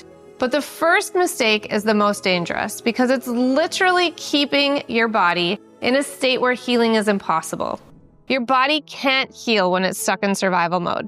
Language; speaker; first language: English; native; English